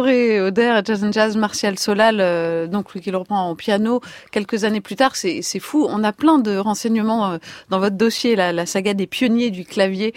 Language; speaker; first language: French; native; French